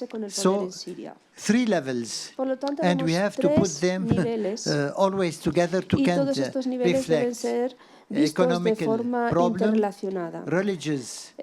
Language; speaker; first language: English; non-native, fluent; Arabic